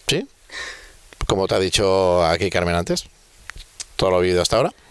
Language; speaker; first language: Spanish; native; Spanish